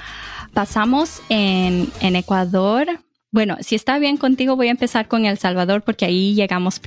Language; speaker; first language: Spanish; early bilingual, other home language; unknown